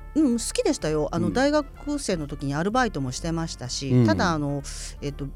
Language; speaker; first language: Japanese; native; Japanese